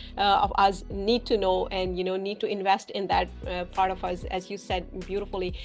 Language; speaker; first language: English; non-native, fluent; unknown